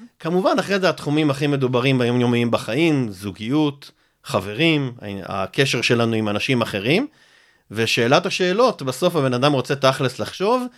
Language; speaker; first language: Hebrew; native; Hebrew